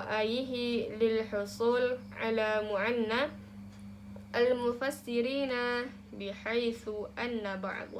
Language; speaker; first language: Arabic; non-native, learner; Indonesian